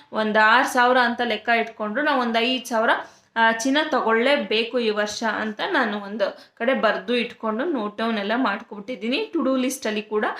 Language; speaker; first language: Kannada; native; Kannada